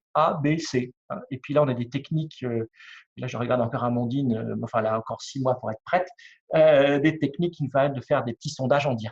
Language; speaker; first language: French; native; French